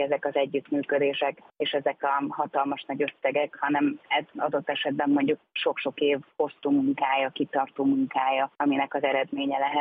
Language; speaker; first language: Hungarian; native; Hungarian